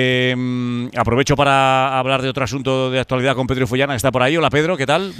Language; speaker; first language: Spanish; native; Spanish